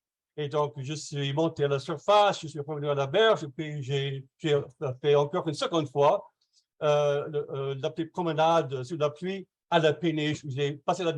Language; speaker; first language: French; non-native, fluent; English